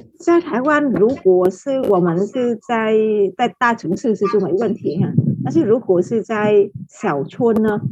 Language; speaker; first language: Chinese; non-native, fluent; Vietnamese